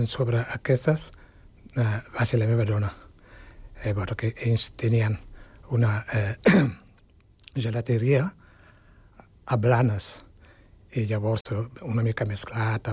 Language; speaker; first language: Catalan; non-native, fluent; Wolof